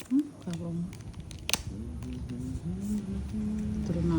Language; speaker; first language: Filipino; native; Filipino